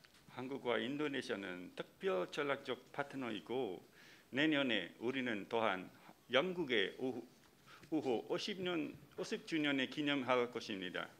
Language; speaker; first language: Korean; non-native, fluent; Indonesian